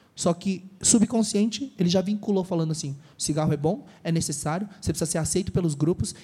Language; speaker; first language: Portuguese; native; Portuguese